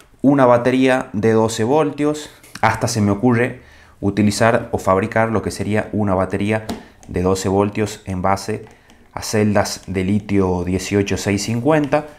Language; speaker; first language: Spanish; native; Spanish